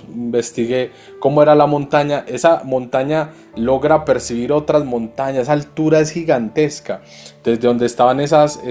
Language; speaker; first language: Spanish; native; Spanish